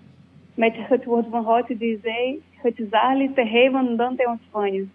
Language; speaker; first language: Dutch; non-native, learner; Portuguese